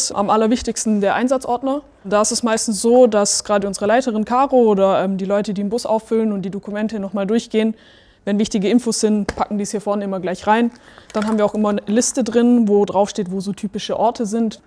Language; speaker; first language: German; native; German